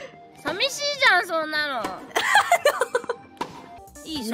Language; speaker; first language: Japanese; native; Japanese